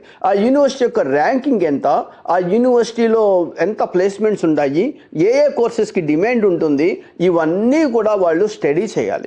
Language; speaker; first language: Telugu; native; Telugu